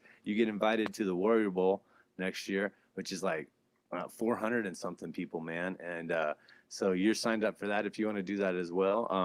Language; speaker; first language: English; native; English